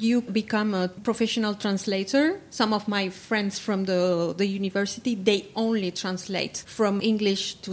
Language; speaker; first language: English; non-native, fluent; Spanish